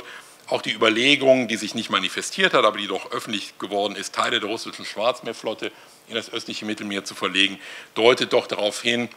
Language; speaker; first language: German; native; German